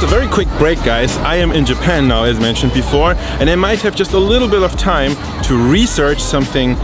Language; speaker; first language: English; non-native, fluent; German